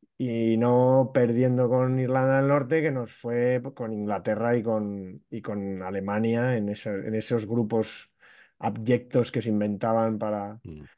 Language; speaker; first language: Spanish; native; Spanish